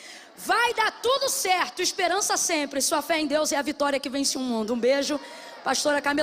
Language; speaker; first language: Portuguese; native; Portuguese